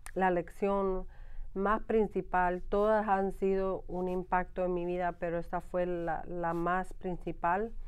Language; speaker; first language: Spanish; early bilingual, heritage; Spanish